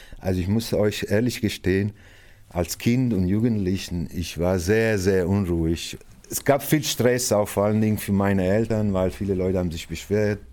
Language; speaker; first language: German; non-native, fluent; Italian